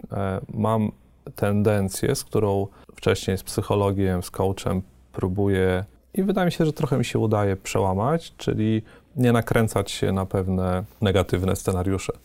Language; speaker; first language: Polish; native; Polish